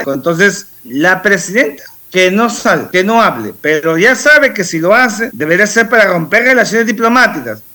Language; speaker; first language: Spanish; native; Spanish